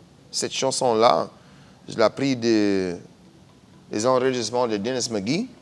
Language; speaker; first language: French; non-native, fluent; English